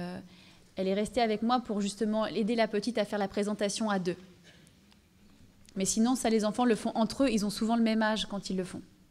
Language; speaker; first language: French; native; French